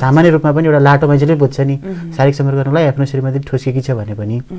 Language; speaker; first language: Nepali; native; Nepali